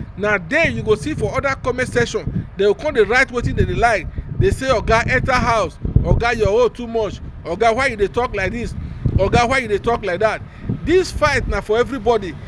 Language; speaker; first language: Nigerian Pidgin; native; Nigerian Pidgin